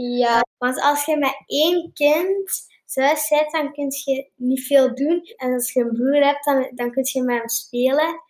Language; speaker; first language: Dutch; native; Dutch